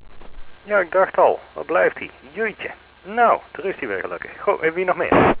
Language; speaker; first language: Dutch; native; Dutch